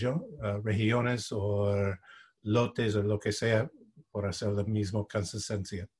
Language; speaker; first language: Spanish; non-native, fluent; English